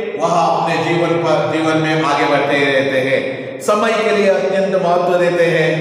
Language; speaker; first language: Hindi; non-native, local second language; Kannada